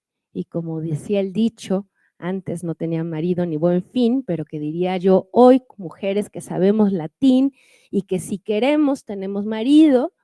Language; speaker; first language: Spanish; native; Spanish